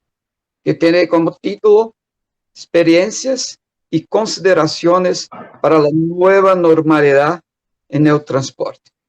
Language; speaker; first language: Spanish; non-native, fluent; Portuguese